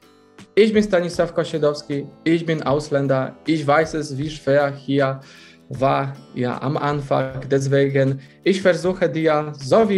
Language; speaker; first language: German; non-native, fluent; Polish